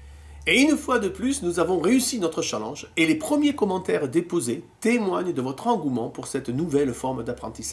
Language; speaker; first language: French; native; French